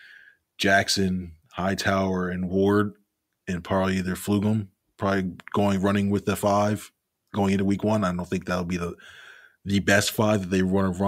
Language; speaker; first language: English; native; English